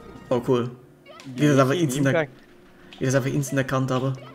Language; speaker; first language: German; native; German